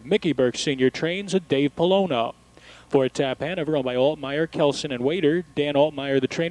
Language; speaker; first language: English; native; English